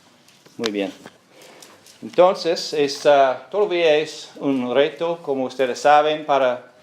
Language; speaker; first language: Spanish; non-native, learner; English